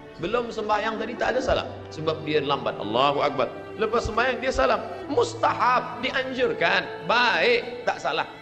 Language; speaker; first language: Malay; native; Malay